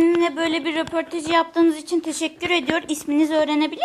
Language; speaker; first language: Turkish; native; Turkish